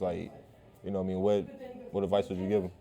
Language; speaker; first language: English; native; English